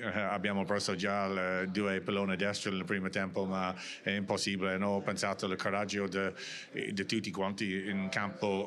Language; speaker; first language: Italian; non-native, learner; English